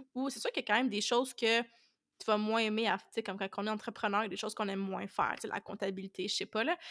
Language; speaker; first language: French; native; French